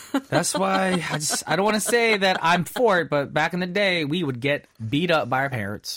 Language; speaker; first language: English; early bilingual, other home language; Korean